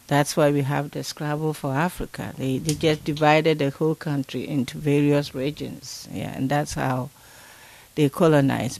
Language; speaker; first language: English; non-native, local second language; Akan